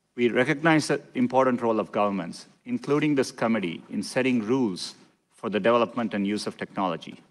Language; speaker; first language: English; non-native, local second language; Tamil